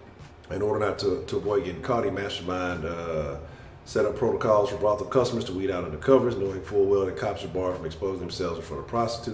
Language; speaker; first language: English; native; English